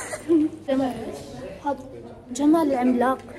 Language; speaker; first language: Arabic; native; Arabic